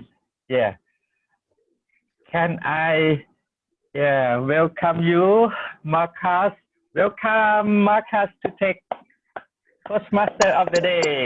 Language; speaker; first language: English; non-native, learner; Thai